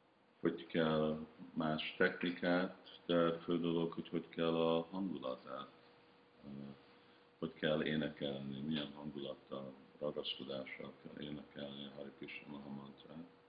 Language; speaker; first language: Hungarian; early bilingual, heritage; Hungarian